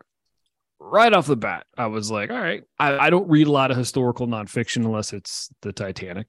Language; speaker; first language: English; native; English